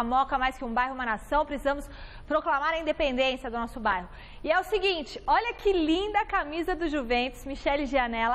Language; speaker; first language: Portuguese; native; Portuguese